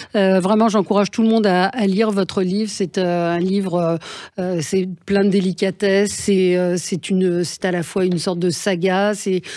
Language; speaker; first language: French; native; French